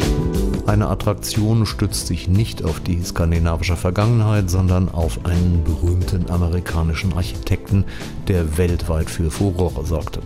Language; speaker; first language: German; native; German